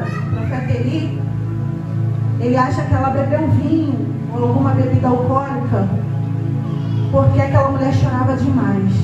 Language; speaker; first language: Portuguese; native; Portuguese